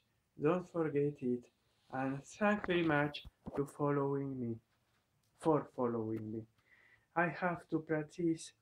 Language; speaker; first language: English; non-native, learner; Italian